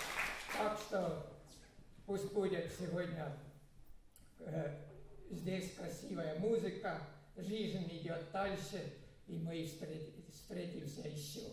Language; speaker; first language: Russian; non-native, fluent; Estonian